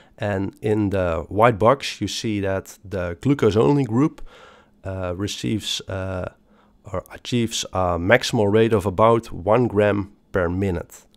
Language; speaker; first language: English; non-native, fluent; Dutch